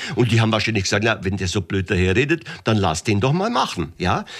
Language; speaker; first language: German; native; German